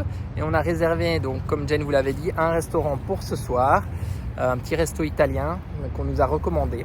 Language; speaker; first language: French; native; French